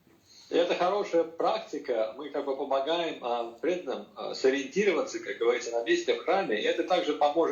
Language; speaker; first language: Russian; native; Russian